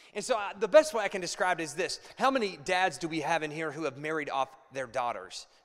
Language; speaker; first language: English; native; English